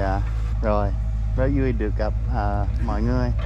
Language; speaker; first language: Vietnamese; non-native, learner; English